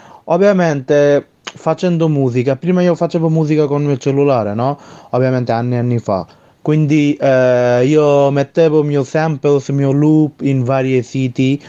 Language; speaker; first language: Italian; non-native, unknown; Bangla